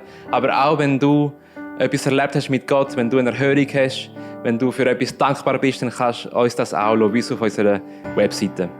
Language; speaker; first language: German; native; German